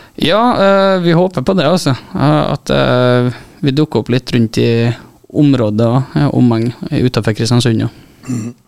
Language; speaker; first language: Norwegian; native; Norwegian